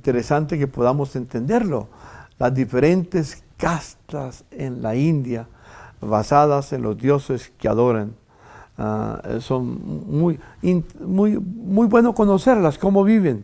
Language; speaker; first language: Spanish; native; Spanish